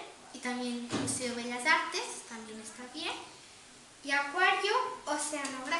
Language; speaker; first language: Spanish; non-native, learner; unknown